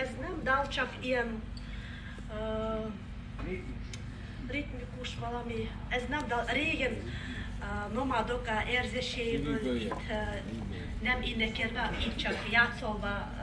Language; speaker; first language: Hungarian; non-native, learner; Kazakh